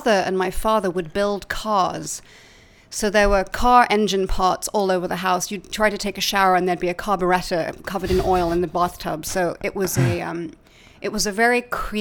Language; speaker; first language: English; native; English